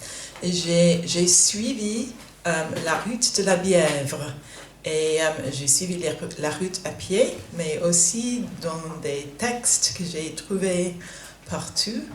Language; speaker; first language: French; non-native, fluent; English